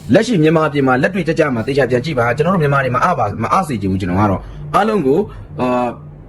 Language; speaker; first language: Burmese; native; Burmese